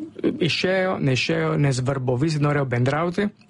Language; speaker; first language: Lithuanian; non-native, learner; Italian